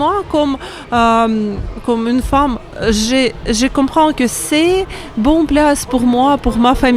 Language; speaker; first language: French; non-native, learner; Ukrainian